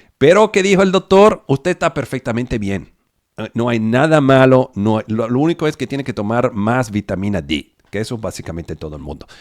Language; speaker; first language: Spanish; non-native, fluent; Italian